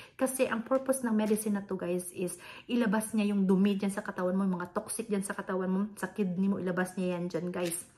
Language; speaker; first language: Filipino; non-native, local second language; Hiligaynon